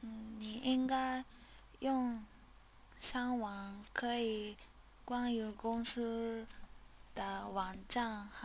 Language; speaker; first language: Chinese; non-native, learner; Japanese